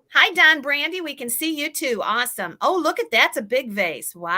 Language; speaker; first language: English; native; English